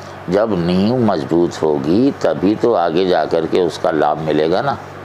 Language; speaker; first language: Hindi; non-native, local second language; Punjabi